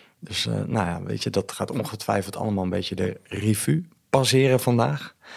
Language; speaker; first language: Dutch; native; Dutch